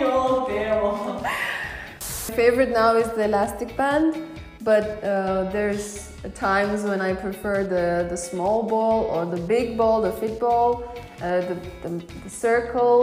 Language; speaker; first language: English; non-native, fluent; Romanian